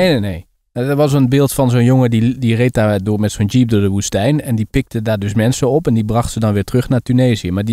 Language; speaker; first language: Dutch; native; Dutch